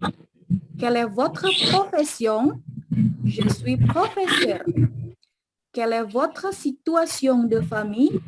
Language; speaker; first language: French; non-native, fluent; Indonesian